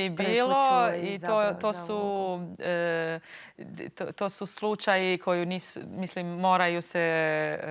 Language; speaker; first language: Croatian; non-native, local second language; Albanian